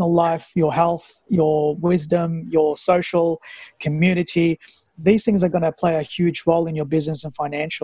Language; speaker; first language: English; early bilingual, other home language; Persian